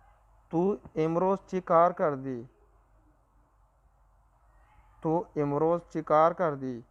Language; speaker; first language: Persian; non-native, local second language; Pashto